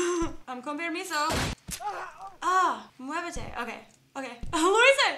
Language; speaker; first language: Spanish; non-native, learner; English